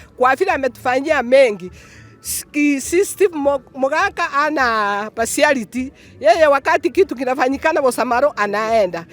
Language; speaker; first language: Swahili; non-native, local second language; Gusii